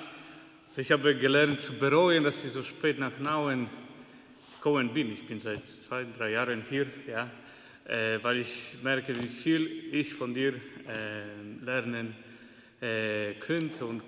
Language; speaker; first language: German; non-native, fluent; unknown